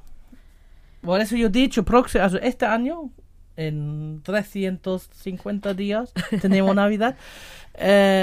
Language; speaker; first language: Spanish; non-native, fluent; German